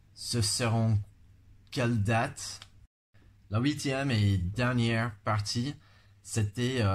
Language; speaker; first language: French; non-native, fluent; English